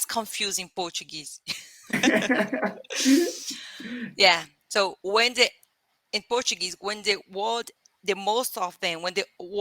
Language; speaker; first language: English; non-native, learner; Portuguese